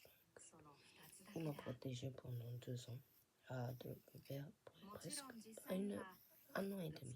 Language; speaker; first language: French; non-native, fluent; Japanese